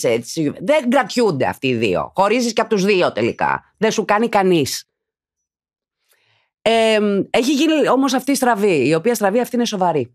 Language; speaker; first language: Greek; native; Greek